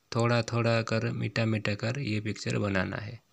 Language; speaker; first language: Hindi; non-native, local second language; Odia